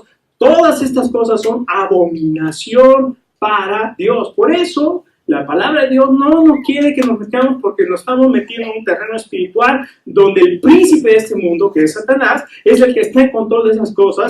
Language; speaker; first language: Spanish; native; Spanish